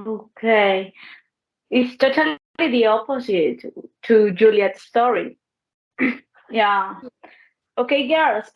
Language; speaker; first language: English; non-native, learner; Spanish